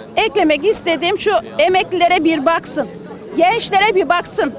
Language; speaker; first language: Turkish; native; Turkish